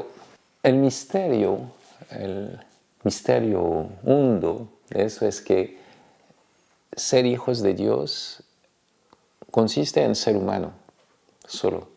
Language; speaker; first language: Spanish; non-native, fluent; French